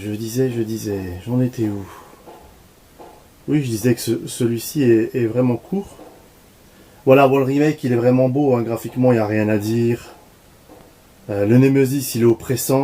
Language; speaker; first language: French; native; French